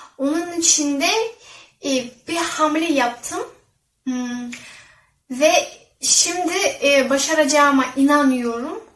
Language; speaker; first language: Turkish; non-native, fluent; Kazakh